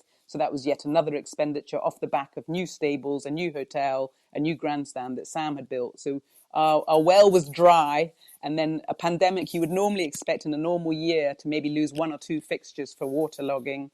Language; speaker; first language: English; native; English